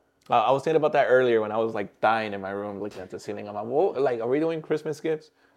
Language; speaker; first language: English; early bilingual, other home language; Spanish